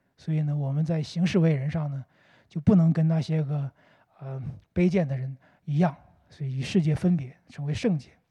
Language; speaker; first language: Chinese; native; Chinese